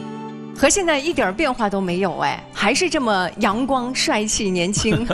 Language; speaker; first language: Chinese; native; Chinese